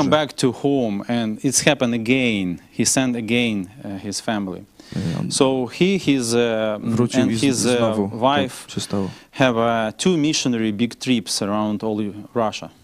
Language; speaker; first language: English; non-native, learner; Ukrainian